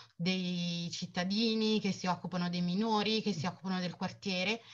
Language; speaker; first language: Italian; native; Italian